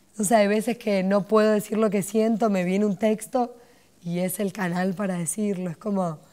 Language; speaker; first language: Spanish; native; Spanish